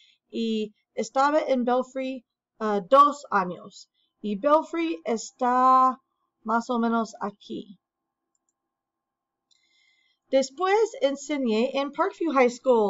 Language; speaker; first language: Spanish; non-native, fluent; English